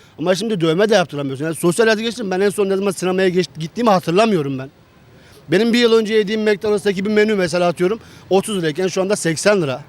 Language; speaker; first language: Turkish; native; Turkish